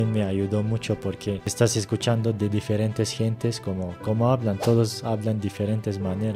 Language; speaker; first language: Spanish; non-native, learner; Turkish